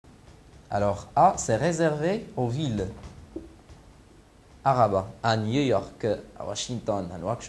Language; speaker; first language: French; non-native, local second language; Arabic